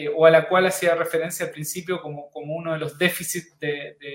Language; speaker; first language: Spanish; native; Spanish